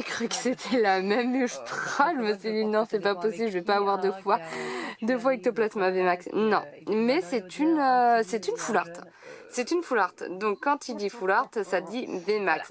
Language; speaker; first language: French; native; French